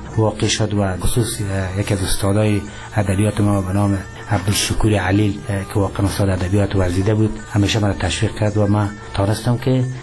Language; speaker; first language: Persian; native; Persian